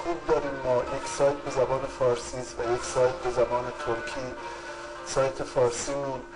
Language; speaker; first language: Persian; native; Persian